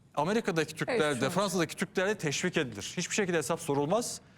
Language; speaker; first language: Turkish; native; Turkish